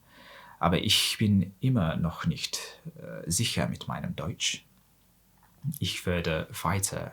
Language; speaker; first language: German; non-native, learner; Mongolian